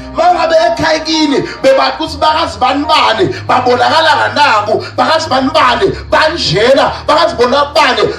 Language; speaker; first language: Zulu; non-native, local second language; Swati